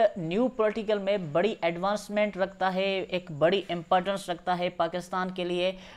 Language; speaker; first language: Urdu; non-native, local second language; Sindhi